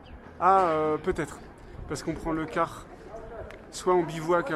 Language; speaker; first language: French; native; French